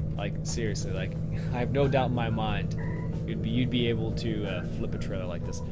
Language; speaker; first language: English; native; English